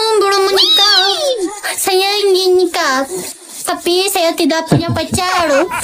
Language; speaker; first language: Indonesian; non-native, learner; Japanese